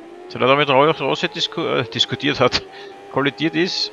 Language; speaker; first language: German; native; German